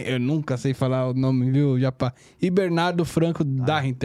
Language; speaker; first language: Portuguese; native; Portuguese